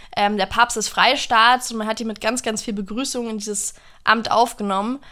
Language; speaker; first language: German; non-native, fluent; English